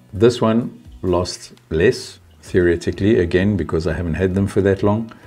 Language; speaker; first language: English; native; English